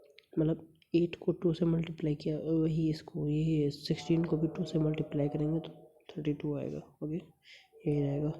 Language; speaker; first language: Hindi; native; Hindi